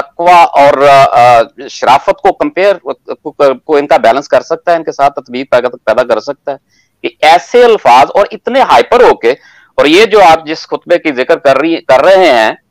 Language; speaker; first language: Urdu; non-native, local second language; Punjabi